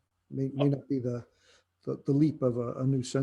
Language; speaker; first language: English; native; English